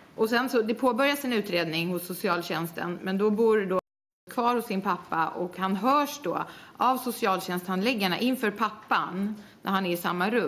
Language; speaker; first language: Swedish; native; Swedish